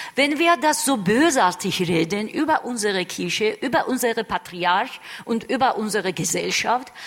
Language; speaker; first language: German; non-native, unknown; Georgian